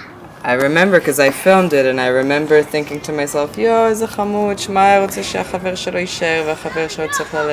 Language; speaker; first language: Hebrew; non-native, fluent; English